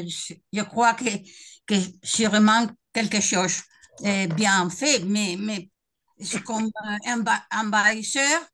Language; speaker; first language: French; non-native, learner; Spanish